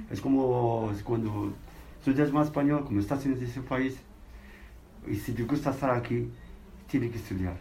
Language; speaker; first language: Spanish; non-native, learner; Arabic